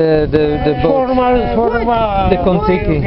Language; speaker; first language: English; non-native, learner; Spanish